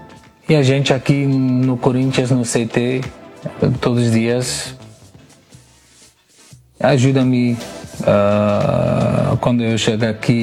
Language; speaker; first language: Portuguese; non-native, learner; Spanish